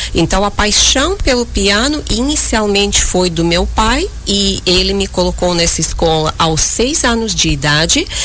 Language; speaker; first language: Portuguese; non-native, fluent; Russian